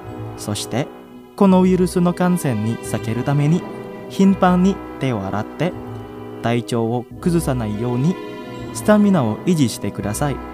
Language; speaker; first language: Japanese; non-native, fluent; Indonesian